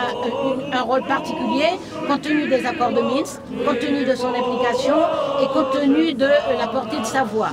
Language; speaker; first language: French; native; French